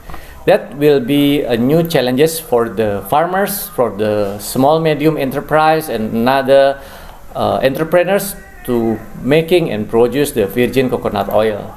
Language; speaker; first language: English; non-native, learner; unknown